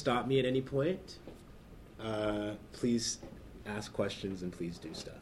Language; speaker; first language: English; native; English